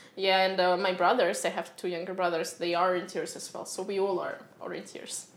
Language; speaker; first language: English; non-native, fluent; Russian